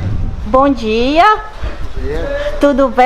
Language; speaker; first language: Portuguese; non-native, learner; Polish